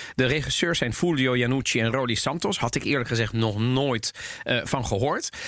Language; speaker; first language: Dutch; early bilingual, other home language; Italian